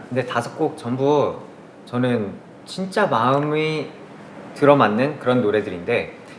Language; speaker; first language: Korean; native; Korean